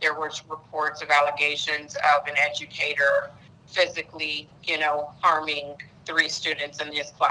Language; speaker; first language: English; native; English